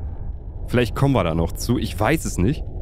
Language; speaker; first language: German; native; German